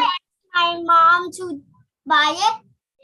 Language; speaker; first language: English; non-native, learner; Vietnamese